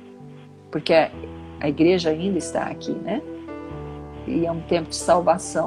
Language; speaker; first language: Portuguese; native; Portuguese